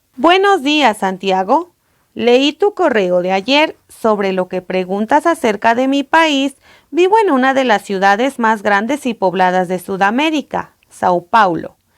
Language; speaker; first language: Spanish; native; Spanish